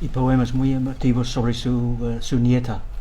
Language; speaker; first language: Spanish; non-native, learner; English